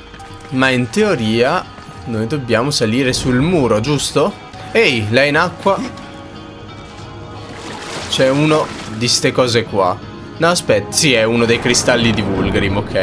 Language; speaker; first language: Italian; native; Italian